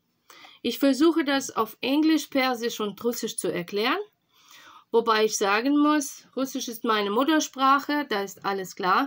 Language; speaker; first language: German; non-native, fluent; Russian